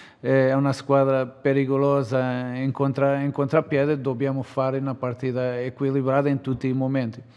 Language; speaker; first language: Italian; non-native, fluent; Portuguese